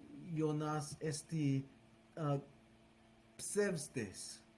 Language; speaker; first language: Greek; non-native, learner; English